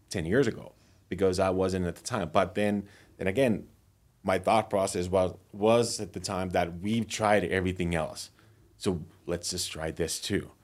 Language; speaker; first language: English; non-native, fluent; Finnish